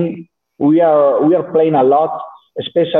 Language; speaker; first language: English; non-native, learner; Spanish